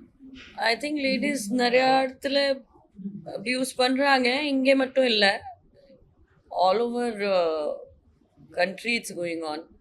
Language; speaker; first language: Tamil; non-native, fluent; Hindi